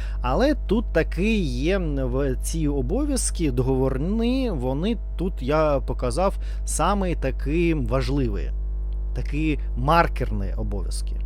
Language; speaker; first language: Ukrainian; non-native, learner; Russian